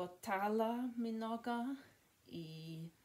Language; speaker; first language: Russian; non-native, learner; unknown